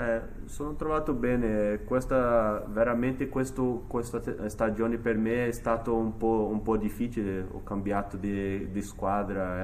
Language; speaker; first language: Italian; non-native, fluent; Portuguese